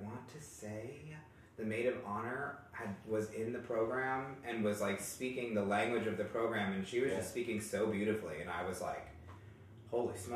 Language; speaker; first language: English; native; English